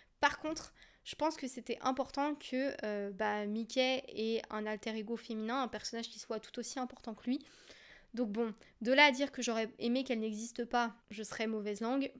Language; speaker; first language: French; native; French